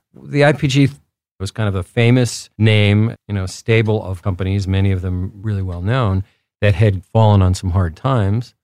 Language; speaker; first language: English; early bilingual, other home language; Spanish